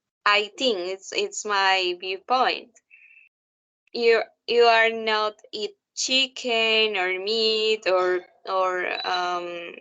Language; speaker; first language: English; non-native, learner; Spanish